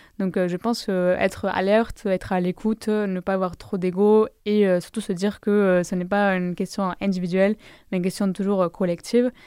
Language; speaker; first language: French; non-native, fluent; Spanish